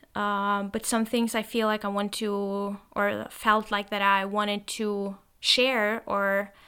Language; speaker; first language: English; non-native, fluent; Norwegian